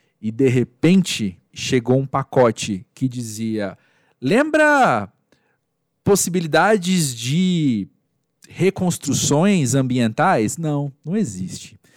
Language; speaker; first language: Portuguese; native; Portuguese